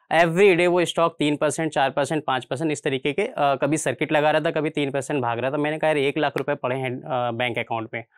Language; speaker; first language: Hindi; native; Hindi